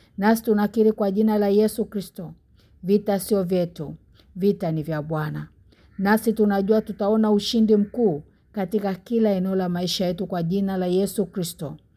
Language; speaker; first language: Swahili; native; Swahili